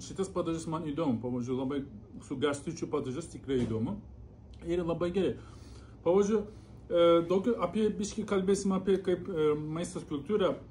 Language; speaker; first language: Lithuanian; non-native, learner; Turkish